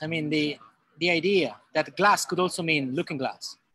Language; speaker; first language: English; non-native, fluent; Italian